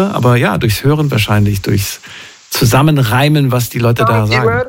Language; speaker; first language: German; native; German